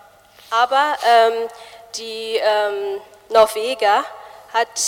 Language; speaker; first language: German; non-native, fluent; Malagasy